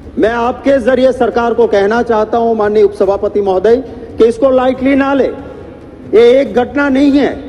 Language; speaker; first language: Hindi; non-native, local second language; Gujarati